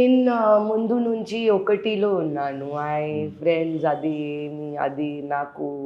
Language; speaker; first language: Telugu; non-native, local second language; Hindi